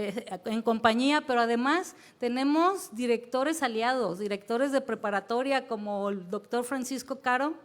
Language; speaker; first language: Spanish; native; Spanish